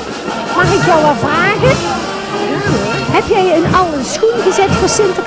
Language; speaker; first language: Dutch; native; Dutch